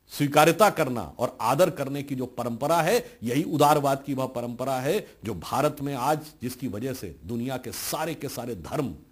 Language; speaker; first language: Hindi; native; Hindi